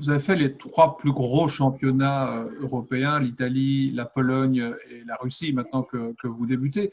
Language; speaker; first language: French; native; French